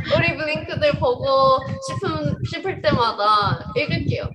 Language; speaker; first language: Korean; non-native, fluent; Thai